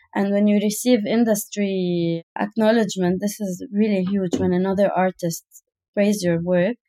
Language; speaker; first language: English; non-native, fluent; Arabic